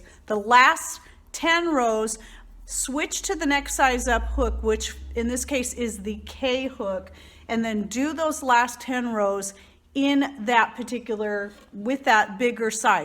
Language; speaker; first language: English; native; English